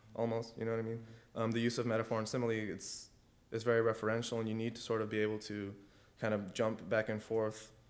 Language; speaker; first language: English; early bilingual, other home language; Spanish